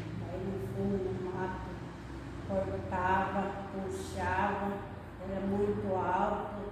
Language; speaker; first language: Portuguese; non-native, local second language; Guarani